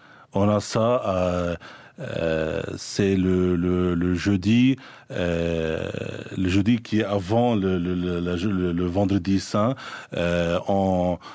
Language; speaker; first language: French; non-native, local second language; Arabic